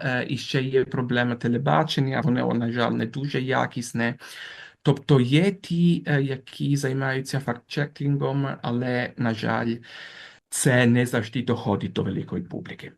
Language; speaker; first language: Ukrainian; non-native, fluent; Italian